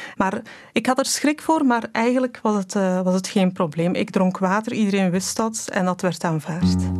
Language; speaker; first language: Dutch; early bilingual, other home language; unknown